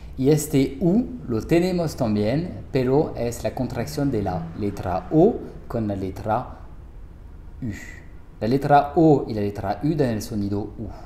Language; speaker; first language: Spanish; non-native, fluent; French